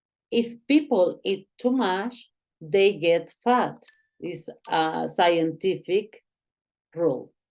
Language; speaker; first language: English; non-native, learner; Spanish